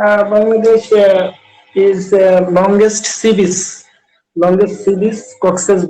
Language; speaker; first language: English; non-native, learner; Bangla